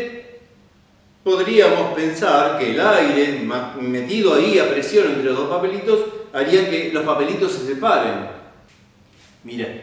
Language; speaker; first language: Spanish; native; Spanish